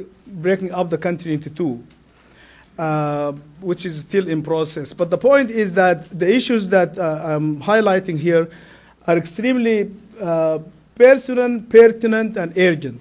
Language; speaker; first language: English; non-native, fluent; Arabic